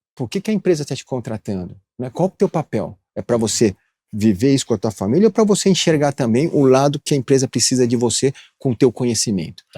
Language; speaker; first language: Portuguese; early bilingual, other home language; Japanese